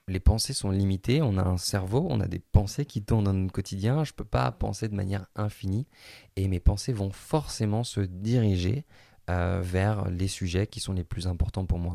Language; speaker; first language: French; native; French